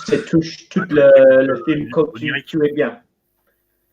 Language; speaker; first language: French; non-native, learner; English